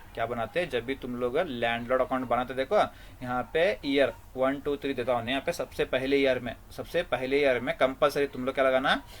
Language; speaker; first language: Hindi; non-native, local second language; Kannada